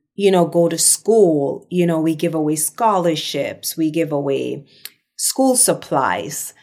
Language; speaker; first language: English; non-native, local second language; Jamaican Creole English